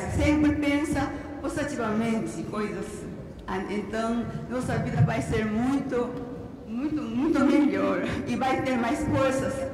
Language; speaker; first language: Portuguese; non-native, learner; Korean